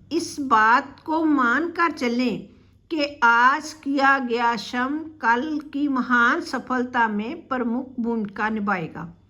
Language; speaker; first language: Hindi; non-native, local second language; Punjabi